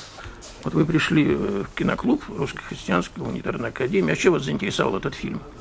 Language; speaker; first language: Russian; native; Russian